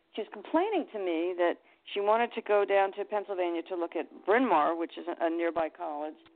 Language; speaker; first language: English; native; English